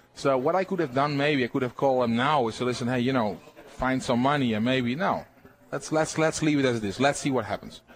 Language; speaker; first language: English; non-native, fluent; Dutch